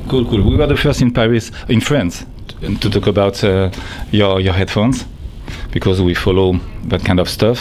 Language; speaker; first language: English; non-native, fluent; French